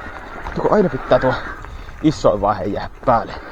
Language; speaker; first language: Finnish; native; Finnish